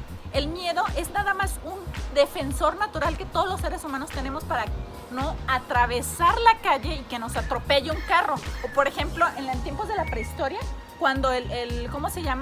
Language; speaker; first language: Spanish; native; Spanish